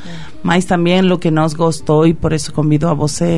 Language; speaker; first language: Portuguese; non-native, fluent; Spanish